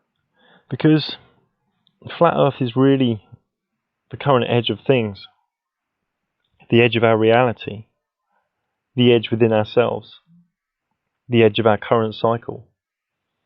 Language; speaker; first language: English; native; English